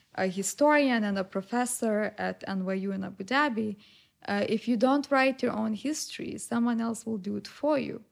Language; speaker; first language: English; non-native, fluent; Lithuanian